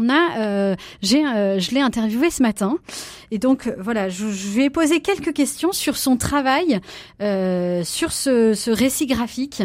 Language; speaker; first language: French; native; French